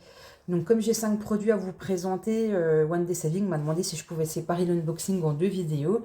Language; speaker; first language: French; native; French